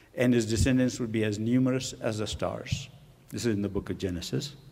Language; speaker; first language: English; non-native, local second language; Urdu